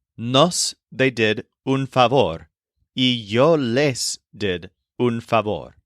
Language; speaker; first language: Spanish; non-native, fluent; English